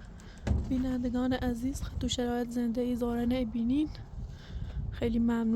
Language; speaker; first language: Persian; native; Persian